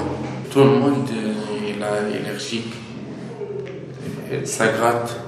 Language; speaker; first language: French; non-native, learner; Arabic